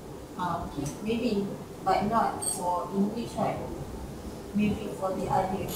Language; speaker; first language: English; non-native, learner; Malay